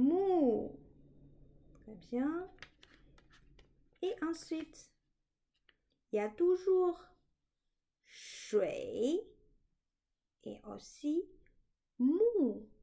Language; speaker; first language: French; non-native, fluent; Chinese